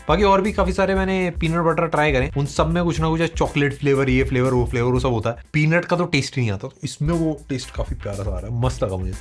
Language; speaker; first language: Hindi; native; Hindi